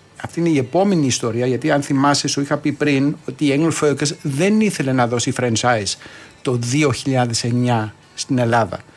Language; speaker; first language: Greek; early bilingual, heritage; Greek